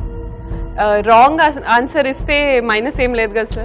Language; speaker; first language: Telugu; non-native, learner; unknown